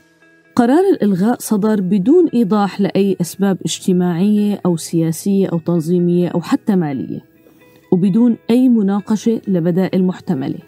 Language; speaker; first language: Arabic; native; Arabic